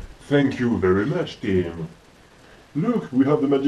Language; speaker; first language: English; non-native, learner; French